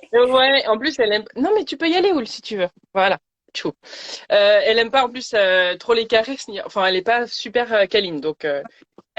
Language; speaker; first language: French; native; French